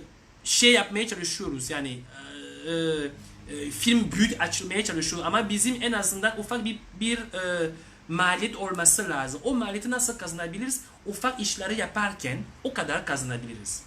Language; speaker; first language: Turkish; non-native, learner; French